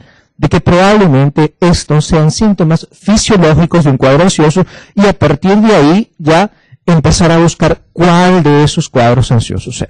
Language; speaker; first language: Spanish; native; Spanish